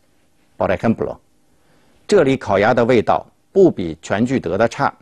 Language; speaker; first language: Chinese; non-native, fluent; Spanish